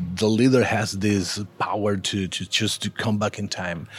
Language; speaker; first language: English; non-native, fluent; Spanish